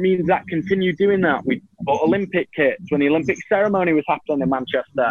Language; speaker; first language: English; native; English